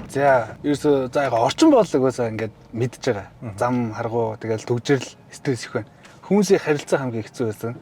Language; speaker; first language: Mongolian; native; Mongolian